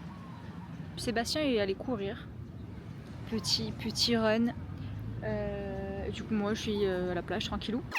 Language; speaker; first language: French; native; French